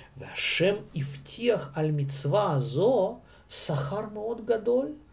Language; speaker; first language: Hebrew; non-native, fluent; Russian